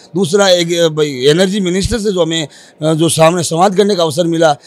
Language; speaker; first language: Hindi; native; Hindi